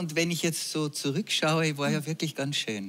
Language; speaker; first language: German; native; German